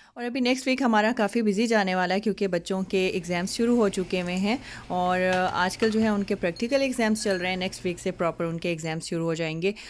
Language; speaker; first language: Hindi; native; Hindi